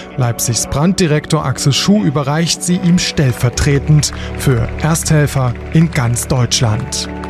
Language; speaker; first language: German; native; German